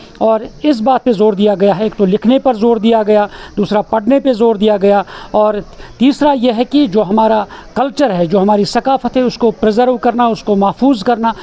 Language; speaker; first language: Urdu; non-native, local second language; Kashmiri